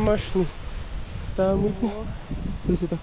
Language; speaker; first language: Russian; non-native, learner; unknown